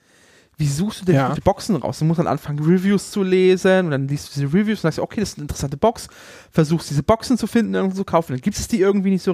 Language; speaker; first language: German; native; German